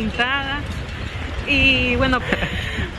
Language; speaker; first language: Spanish; native; Spanish